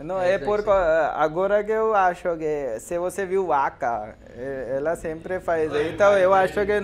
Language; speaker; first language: Portuguese; non-native, learner; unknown